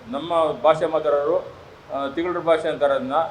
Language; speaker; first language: Kannada; non-native, local second language; Tamil